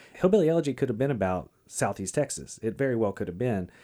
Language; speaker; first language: English; native; English